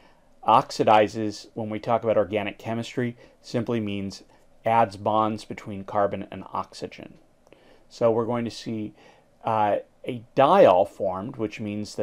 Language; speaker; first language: English; native; English